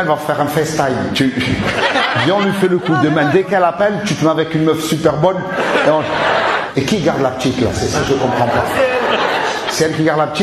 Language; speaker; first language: French; native; French